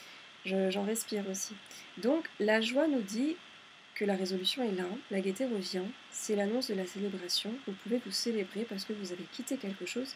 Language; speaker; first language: French; native; French